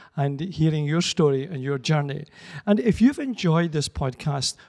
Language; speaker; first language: English; native; English